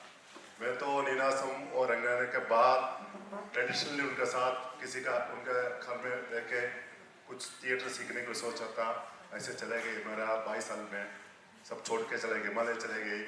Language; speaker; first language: Hindi; non-native, local second language; Kannada